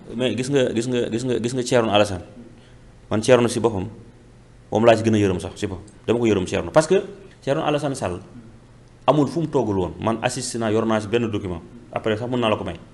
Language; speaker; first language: Wolof; native; Wolof